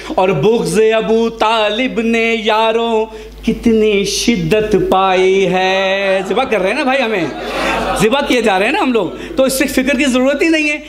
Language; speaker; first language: Urdu; native; Urdu